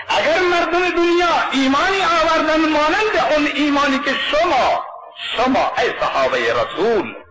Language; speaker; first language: Persian; non-native, local second language; Baluchi